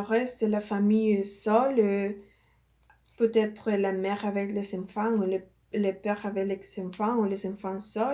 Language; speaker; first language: French; non-native, learner; Spanish